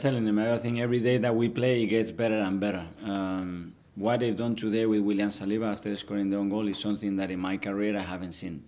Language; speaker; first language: English; non-native, fluent; Spanish